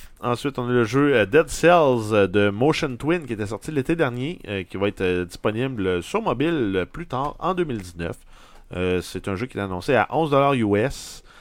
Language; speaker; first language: French; native; French